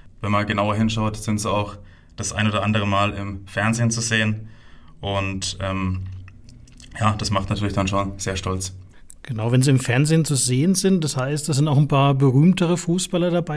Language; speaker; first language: German; native; German